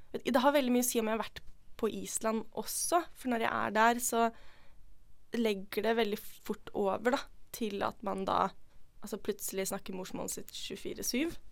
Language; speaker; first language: Norwegian; non-native, local second language; Icelandic